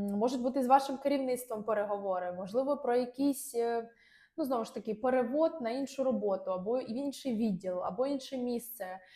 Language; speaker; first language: Ukrainian; non-native, local second language; Russian